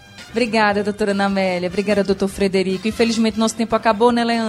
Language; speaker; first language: Portuguese; native; Portuguese